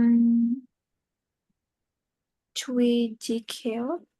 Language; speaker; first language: Korean; non-native, learner; Indonesian